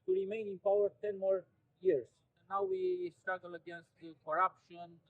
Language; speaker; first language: English; non-native, fluent; Romanian